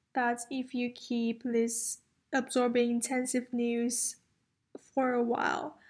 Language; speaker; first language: English; non-native, fluent; Chinese